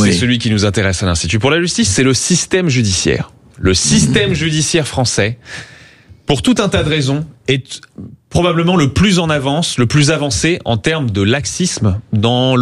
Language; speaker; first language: French; native; French